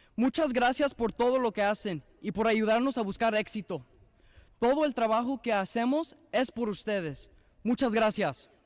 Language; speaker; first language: Spanish; early bilingual, heritage; Spanish